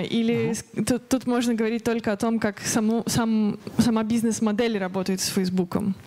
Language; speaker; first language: Russian; native; Russian